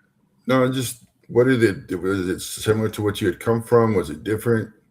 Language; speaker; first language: English; native; English